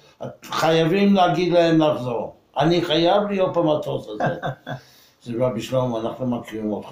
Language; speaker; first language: Hebrew; non-native, fluent; English